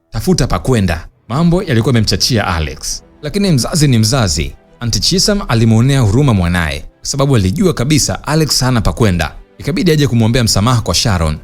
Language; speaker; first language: Swahili; native; Swahili